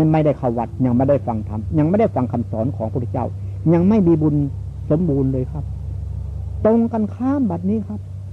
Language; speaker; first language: Thai; non-native, local second language; Northeastern Thai